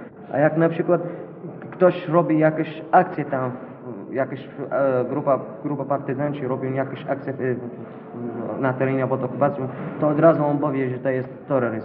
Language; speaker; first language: Polish; non-native, learner; Arabic